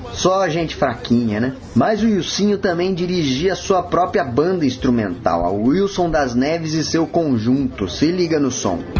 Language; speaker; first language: Portuguese; native; Portuguese